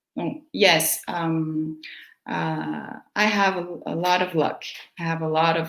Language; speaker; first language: English; non-native, fluent; Portuguese